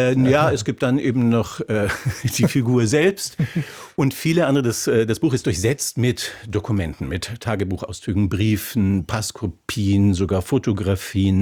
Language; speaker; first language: German; native; German